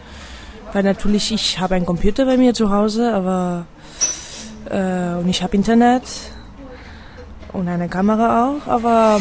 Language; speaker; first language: German; non-native, fluent; Spanish